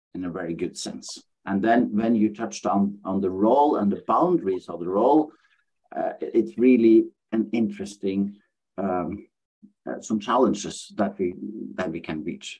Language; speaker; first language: English; non-native, fluent; Norwegian